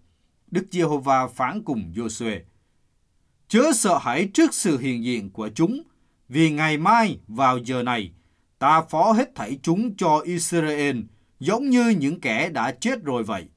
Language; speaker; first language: Vietnamese; native; Vietnamese